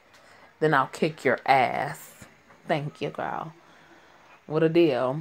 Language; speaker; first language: English; native; English